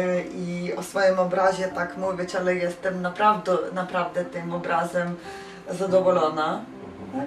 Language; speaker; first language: Polish; non-native, fluent; Ukrainian